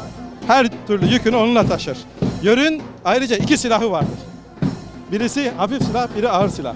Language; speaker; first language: Turkish; native; Turkish